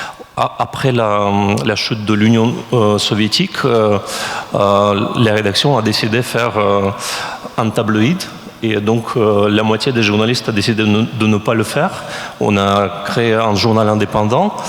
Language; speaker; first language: French; non-native, fluent; Russian